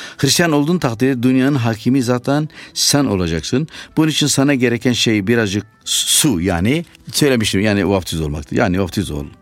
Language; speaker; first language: Turkish; non-native, fluent; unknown